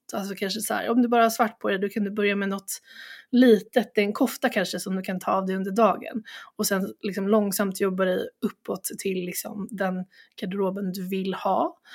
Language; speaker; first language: Swedish; native; Swedish